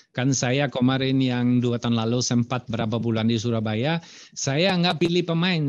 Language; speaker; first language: Indonesian; non-native, fluent; German